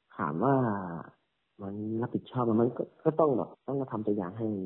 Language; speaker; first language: Thai; native; Thai